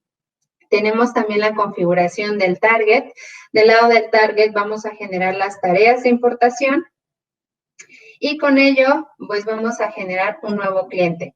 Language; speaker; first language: Spanish; native; Spanish